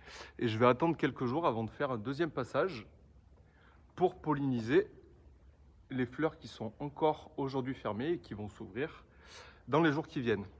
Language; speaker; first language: French; native; French